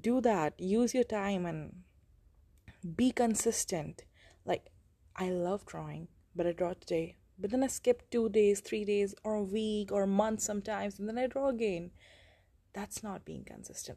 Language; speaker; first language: English; non-native, local second language; Hindi